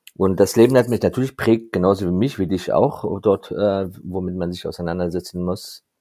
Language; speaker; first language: German; non-native, fluent; Persian